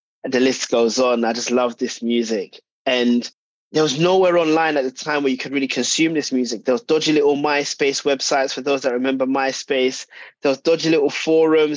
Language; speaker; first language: English; native; English